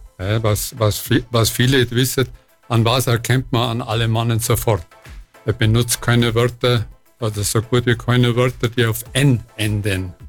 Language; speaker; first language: German; native; German